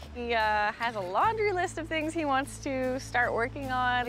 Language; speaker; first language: English; native; English